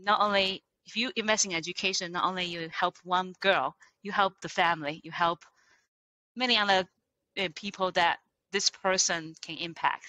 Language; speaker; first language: English; non-native, fluent; Chinese